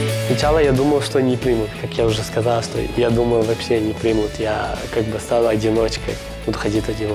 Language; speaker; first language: Russian; non-native, fluent; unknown